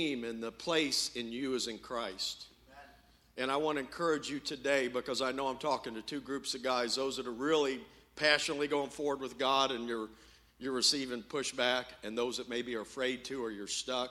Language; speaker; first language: English; native; English